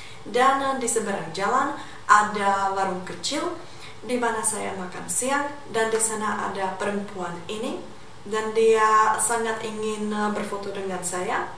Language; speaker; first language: Indonesian; non-native, fluent; Czech